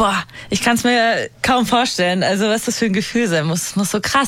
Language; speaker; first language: German; native; German